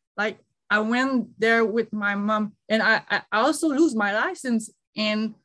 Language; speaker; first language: English; native; English